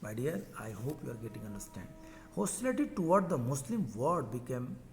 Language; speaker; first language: English; non-native, local second language; Hindi